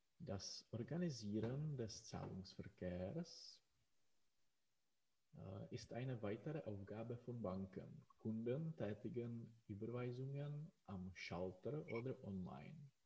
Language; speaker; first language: German; non-native, learner; Czech